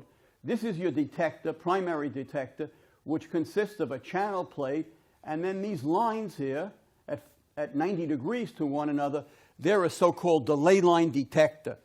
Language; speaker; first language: English; native; English